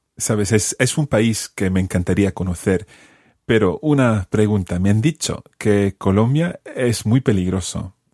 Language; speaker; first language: Spanish; non-native, fluent; English